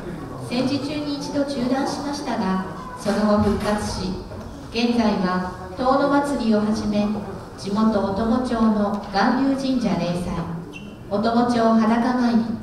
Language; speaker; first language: Japanese; native; Japanese